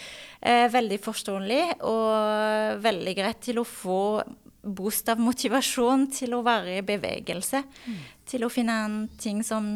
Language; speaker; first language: Norwegian; non-native, fluent; French